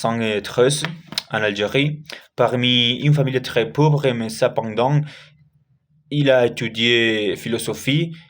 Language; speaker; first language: French; non-native, learner; Spanish